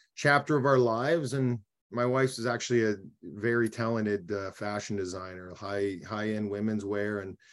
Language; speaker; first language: English; native; English